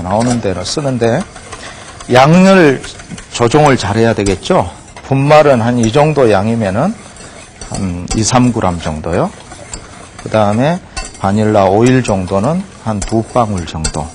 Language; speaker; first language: Korean; native; Korean